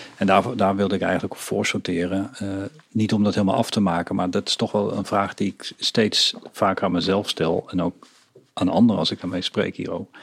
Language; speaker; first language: Dutch; native; Dutch